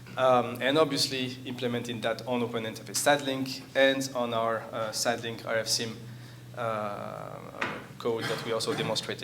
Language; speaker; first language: English; non-native, fluent; French